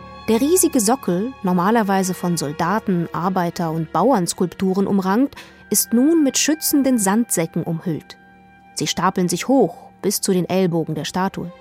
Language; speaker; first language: German; native; German